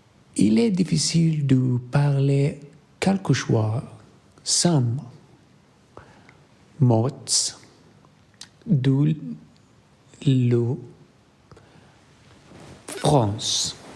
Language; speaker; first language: French; non-native, learner; Arabic